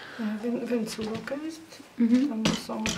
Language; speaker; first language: German; non-native, learner; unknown